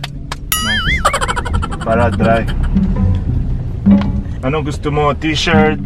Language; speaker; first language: Filipino; non-native, learner; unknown